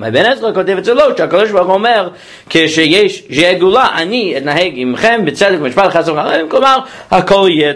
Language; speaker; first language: Hebrew; non-native, fluent; English